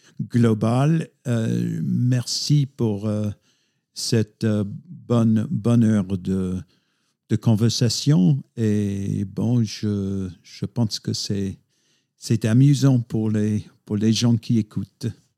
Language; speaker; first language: French; non-native, fluent; English